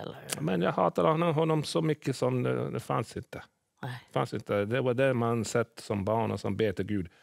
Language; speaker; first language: Swedish; early bilingual, other home language; English